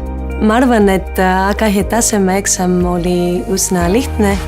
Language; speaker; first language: Estonian; non-native, learner; Greek